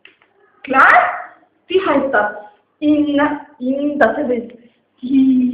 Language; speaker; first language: German; non-native, fluent; Arabic